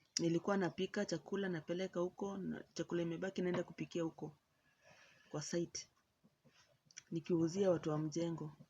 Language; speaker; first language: Swahili; non-native, local second language; Luyia